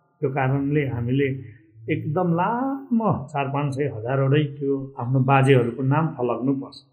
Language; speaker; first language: Nepali; non-native, local second language; Eastern Tamang